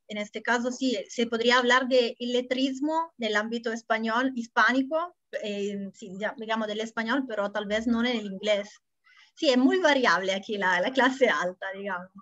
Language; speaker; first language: Spanish; non-native, fluent; Italian